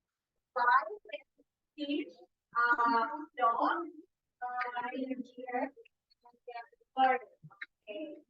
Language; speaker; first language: English; non-native, fluent; Indonesian